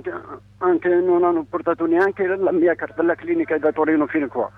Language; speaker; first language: Italian; non-native, learner; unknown